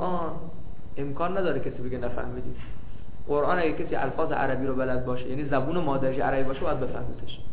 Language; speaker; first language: Persian; native; Persian